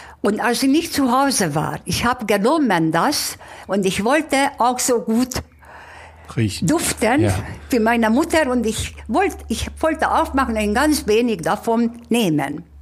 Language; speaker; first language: German; non-native, fluent; Hungarian